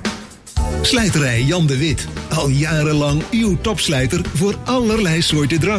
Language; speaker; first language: Dutch; native; Dutch